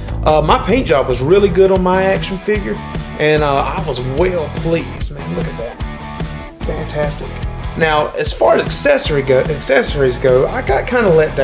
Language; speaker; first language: English; native; English